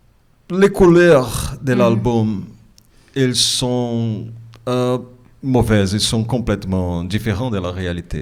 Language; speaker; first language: French; non-native, fluent; Portuguese